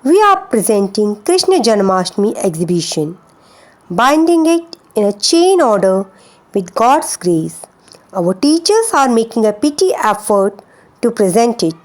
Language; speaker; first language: English; non-native, local second language; Hindi